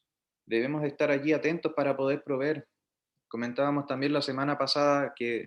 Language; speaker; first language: Spanish; native; Spanish